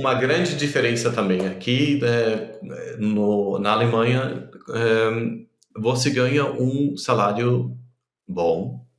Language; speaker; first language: Portuguese; non-native, fluent; German